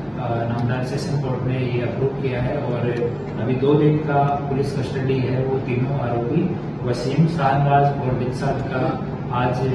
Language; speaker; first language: Hindi; non-native, local second language; Gujarati